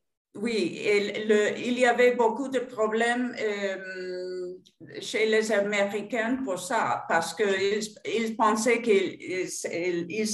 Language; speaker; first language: French; non-native, fluent; Spanish